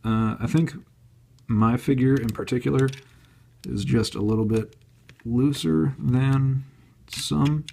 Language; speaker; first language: English; native; English